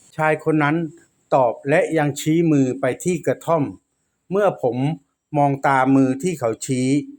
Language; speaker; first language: Thai; native; Thai